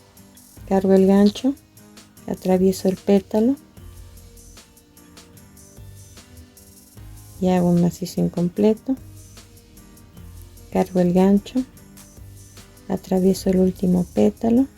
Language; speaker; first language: Spanish; native; Spanish